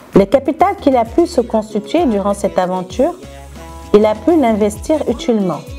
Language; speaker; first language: French; non-native, local second language; Wolof